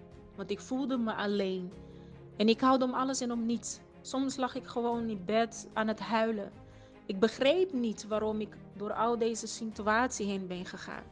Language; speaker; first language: Dutch; non-native, fluent; Portuguese